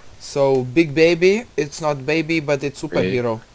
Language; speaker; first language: English; non-native, learner; Russian